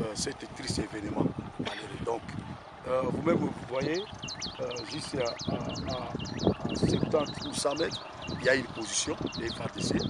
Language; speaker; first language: French; non-native, local second language; Swahili